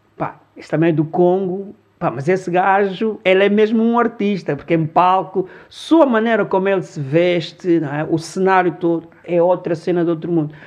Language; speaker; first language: Portuguese; early bilingual, other home language; Lingala